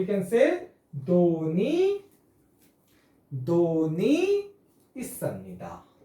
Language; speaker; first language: Korean; non-native, fluent; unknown